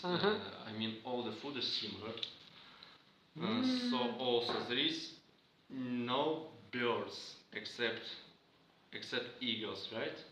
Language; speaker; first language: English; non-native, fluent; Russian